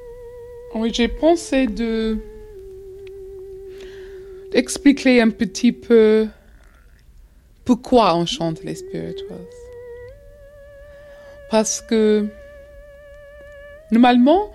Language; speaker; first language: French; non-native, fluent; English